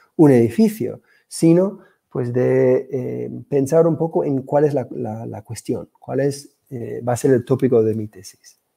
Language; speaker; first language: Spanish; non-native, fluent; English